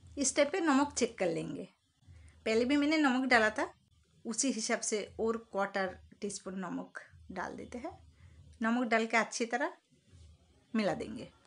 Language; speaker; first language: Hindi; non-native, local second language; Bangla